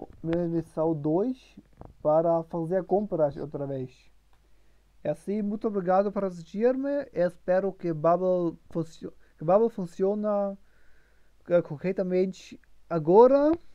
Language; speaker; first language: Portuguese; non-native, learner; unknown